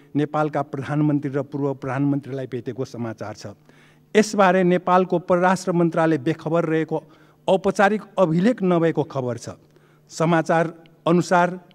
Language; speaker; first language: Nepali; non-native, local second language; Newari